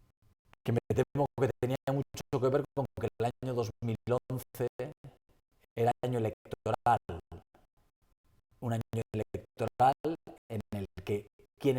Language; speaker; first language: Spanish; native; Spanish